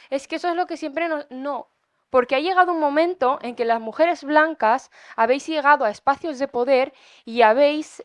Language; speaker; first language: Spanish; early bilingual, other home language; Arabic